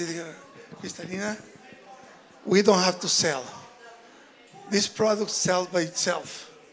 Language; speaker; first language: English; non-native, fluent; Portuguese